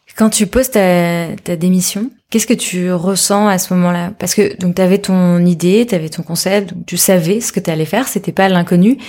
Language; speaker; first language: French; native; French